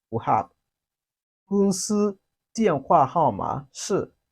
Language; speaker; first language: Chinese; non-native, fluent; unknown